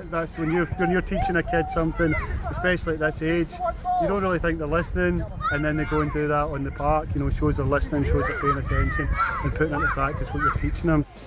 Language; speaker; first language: English; native; English